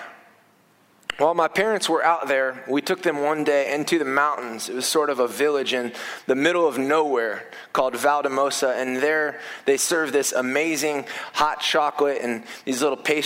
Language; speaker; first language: English; native; English